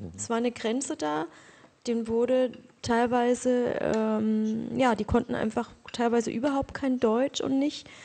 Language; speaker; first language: German; native; German